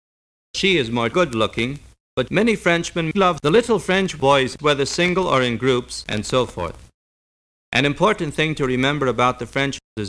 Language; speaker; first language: English; native; English